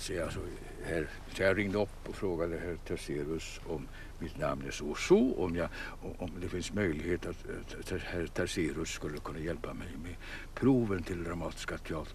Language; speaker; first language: Swedish; native; Swedish